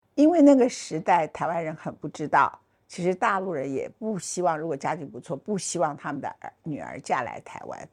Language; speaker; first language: Chinese; native; Chinese